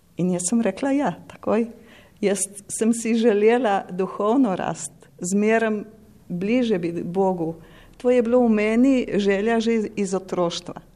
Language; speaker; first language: Slovenian; native; Slovenian